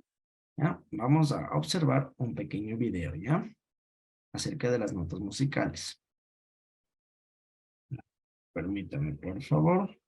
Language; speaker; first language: Spanish; native; Spanish